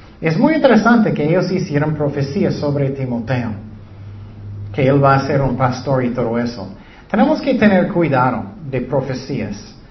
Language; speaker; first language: Spanish; non-native, learner; English